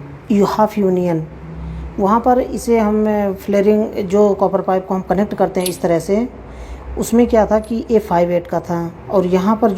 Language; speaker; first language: Hindi; native; Hindi